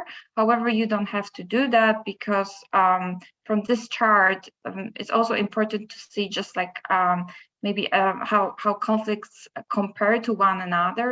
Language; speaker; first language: English; non-native, fluent; Polish